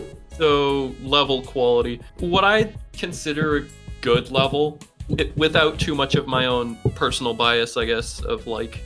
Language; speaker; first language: English; native; English